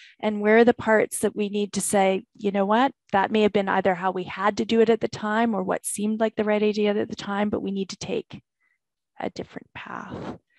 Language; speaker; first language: English; native; English